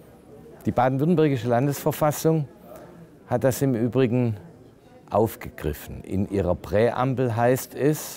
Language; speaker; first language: German; native; German